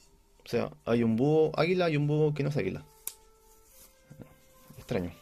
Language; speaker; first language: Spanish; native; Spanish